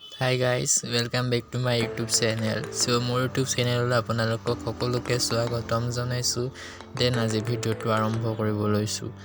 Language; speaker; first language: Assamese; native; Assamese